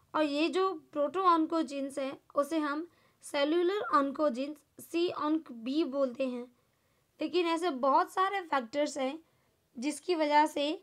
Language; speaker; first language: Hindi; non-native, local second language; Gujarati